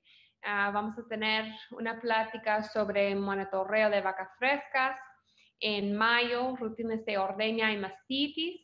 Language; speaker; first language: Spanish; non-native, fluent; English